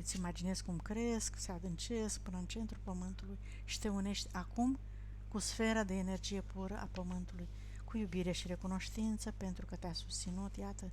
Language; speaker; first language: Romanian; native; Romanian